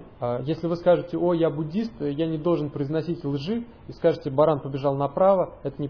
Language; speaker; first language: Russian; native; Russian